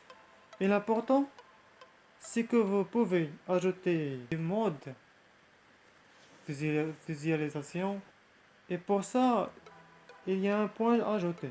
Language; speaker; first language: French; non-native, learner; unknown